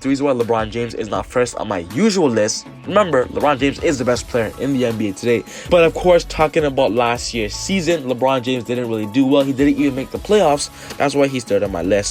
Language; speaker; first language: English; native; English